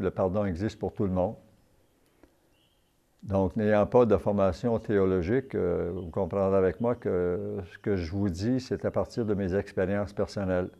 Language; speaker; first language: French; native; French